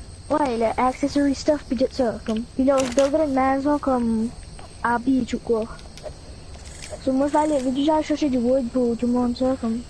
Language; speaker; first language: French; early bilingual, heritage; French